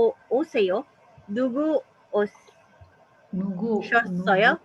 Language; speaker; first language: Korean; non-native, learner; English